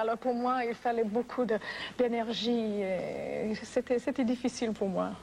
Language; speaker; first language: French; non-native, fluent; English